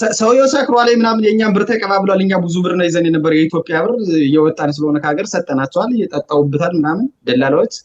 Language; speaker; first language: Amharic; native; Amharic